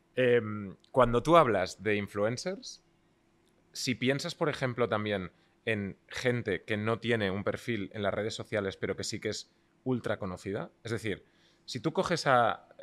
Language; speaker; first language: Spanish; early bilingual, other home language; Russian